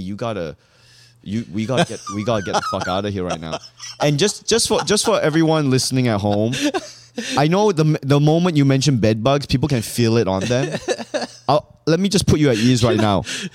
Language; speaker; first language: English; native; English